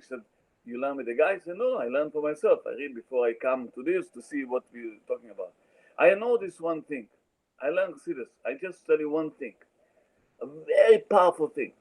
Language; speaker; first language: English; non-native, learner; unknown